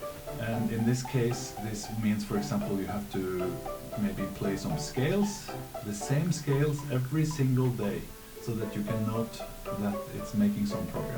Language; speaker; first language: English; non-native, fluent; Norwegian